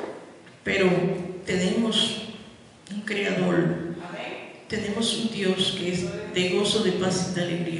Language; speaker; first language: Spanish; native; Spanish